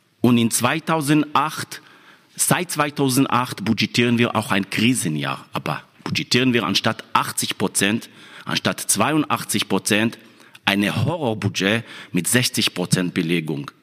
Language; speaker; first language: German; non-native, fluent; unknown